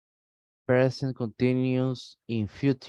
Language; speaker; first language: English; non-native, learner; Spanish